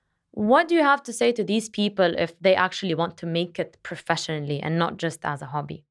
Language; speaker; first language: English; non-native, local second language; Arabic